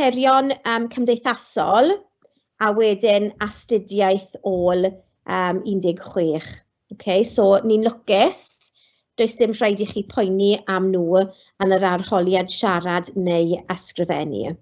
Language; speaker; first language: Welsh; non-native, local second language; English